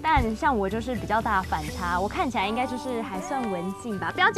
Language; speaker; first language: Chinese; native; Chinese